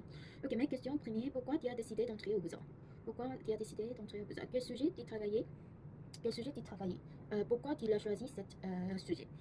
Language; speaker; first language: French; non-native, learner; Korean